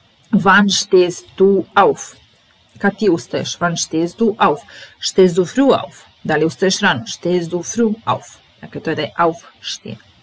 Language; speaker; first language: German; non-native, fluent; Serbian